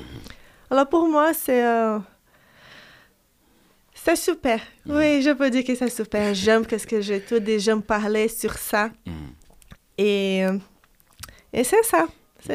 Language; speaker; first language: French; non-native, fluent; Portuguese